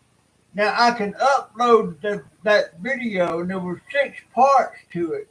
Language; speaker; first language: English; native; English